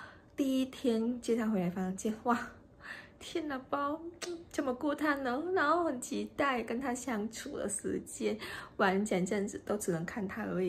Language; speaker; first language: Chinese; non-native, fluent; Vietnamese